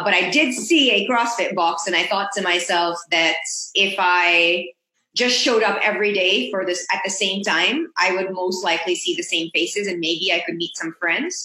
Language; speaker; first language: English; non-native, local second language; Urdu